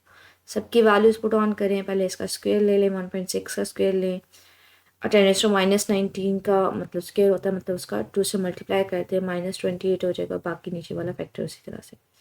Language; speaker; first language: Hindi; non-native, local second language; Punjabi